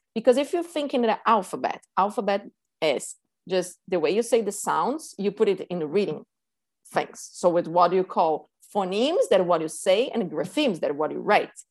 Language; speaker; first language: English; non-native, fluent; Portuguese